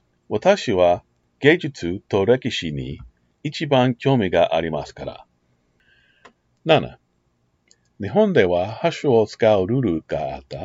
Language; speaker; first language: Japanese; non-native, learner; English